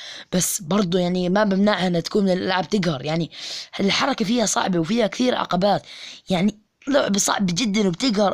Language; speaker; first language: Arabic; native; Arabic